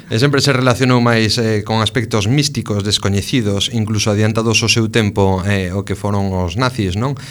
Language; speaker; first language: Galician; non-native, local second language; Spanish